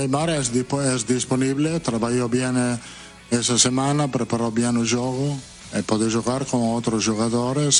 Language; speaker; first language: Portuguese; non-native, fluent; Italian